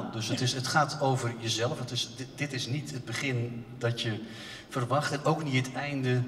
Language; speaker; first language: Dutch; native; Dutch